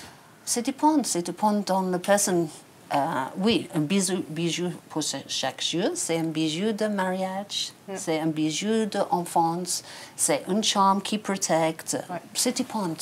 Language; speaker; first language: French; non-native, learner; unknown